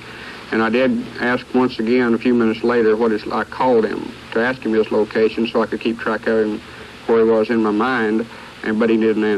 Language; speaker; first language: English; native; English